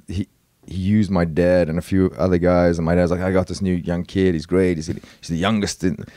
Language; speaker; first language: English; native; English